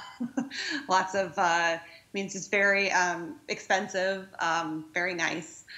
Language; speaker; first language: English; native; English